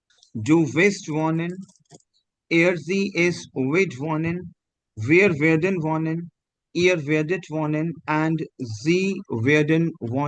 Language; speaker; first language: German; non-native, fluent; Hindi